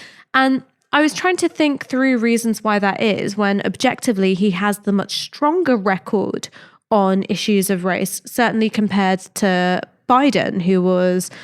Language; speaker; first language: English; native; English